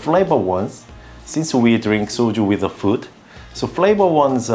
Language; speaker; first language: English; non-native, learner; Korean